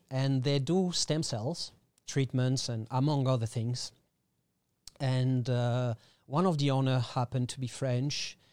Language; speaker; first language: English; non-native, fluent; French